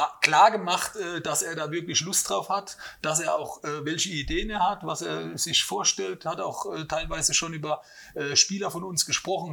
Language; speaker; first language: German; native; German